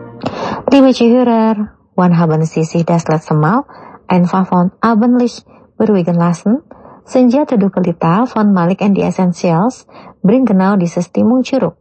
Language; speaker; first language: German; non-native, fluent; Indonesian